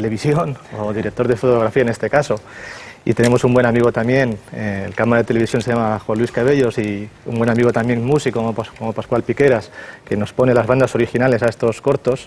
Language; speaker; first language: Spanish; native; Spanish